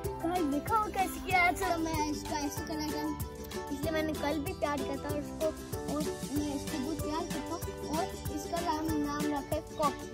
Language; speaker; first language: Hindi; early bilingual, heritage; Urdu